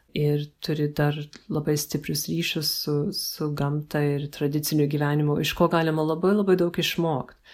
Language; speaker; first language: Lithuanian; early bilingual, heritage; Lithuanian